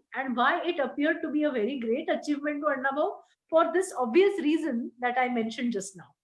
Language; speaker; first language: English; non-native, local second language; Marathi